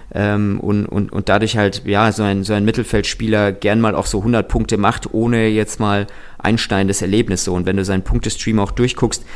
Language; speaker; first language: German; early bilingual, other home language; Russian